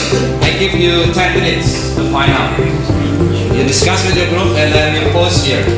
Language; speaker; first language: English; non-native, fluent; Indonesian